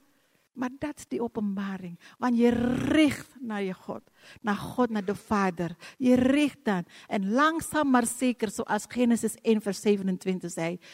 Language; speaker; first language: Dutch; non-native, fluent; Indonesian